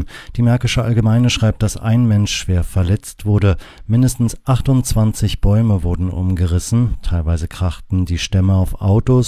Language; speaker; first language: German; native; German